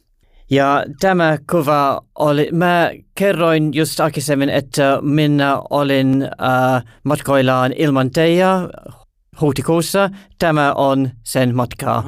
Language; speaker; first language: Finnish; non-native, learner; English